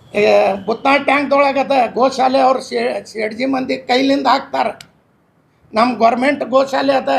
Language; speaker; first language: Kannada; non-native, local second language; Urdu